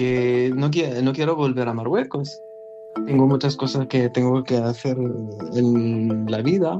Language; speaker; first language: Spanish; non-native, local second language; Arabic